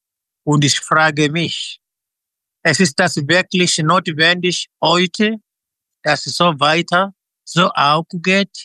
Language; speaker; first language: German; non-native, fluent; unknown